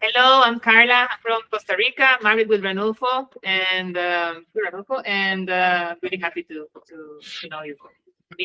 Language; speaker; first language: English; non-native, fluent; Spanish